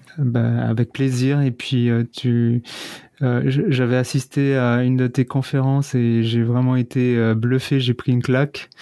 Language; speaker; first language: French; native; French